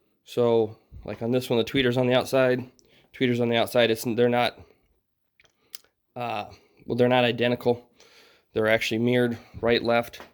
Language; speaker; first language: English; native; English